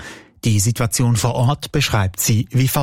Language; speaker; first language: German; native; German